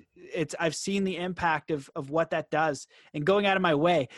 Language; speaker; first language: English; native; English